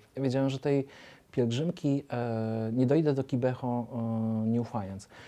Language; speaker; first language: Polish; native; Polish